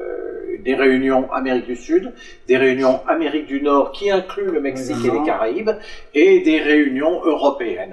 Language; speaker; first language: French; native; French